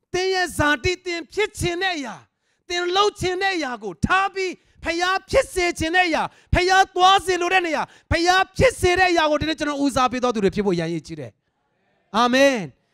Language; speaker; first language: Burmese; non-native, local second language; Tedim Chin